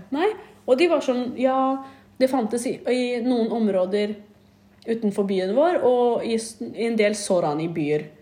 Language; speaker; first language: Norwegian; early bilingual, other home language; Kurdish